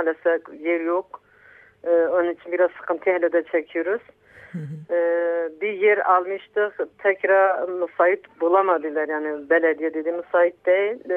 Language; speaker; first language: Turkish; non-native, local second language; Kurdish